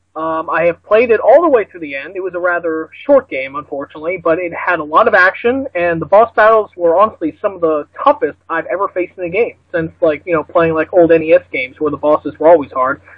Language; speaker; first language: English; native; English